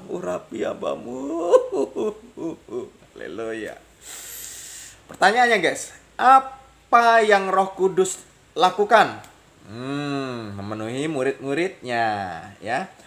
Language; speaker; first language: Indonesian; native; Indonesian